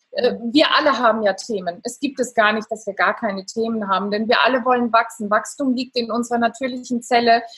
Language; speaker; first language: German; non-native, fluent; Italian